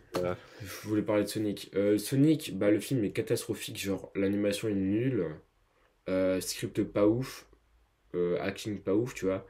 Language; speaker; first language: French; native; French